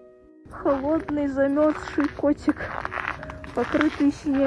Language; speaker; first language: Russian; native; Russian